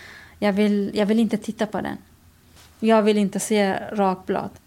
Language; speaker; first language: Swedish; non-native, fluent; Kurdish